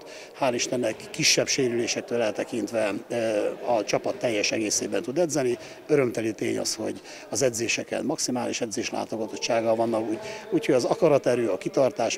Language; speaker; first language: Hungarian; native; Hungarian